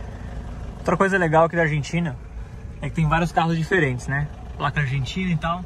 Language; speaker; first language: Portuguese; native; Portuguese